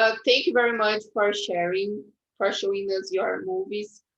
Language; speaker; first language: English; non-native, fluent; Portuguese